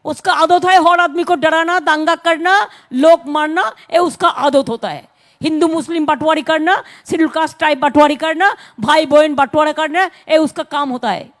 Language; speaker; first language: Hindi; non-native, local second language; Bangla